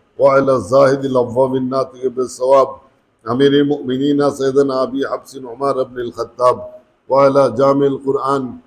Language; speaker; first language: Arabic; non-native, fluent; Bangla